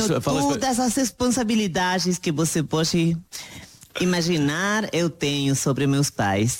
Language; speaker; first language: Portuguese; non-native, learner; Spanish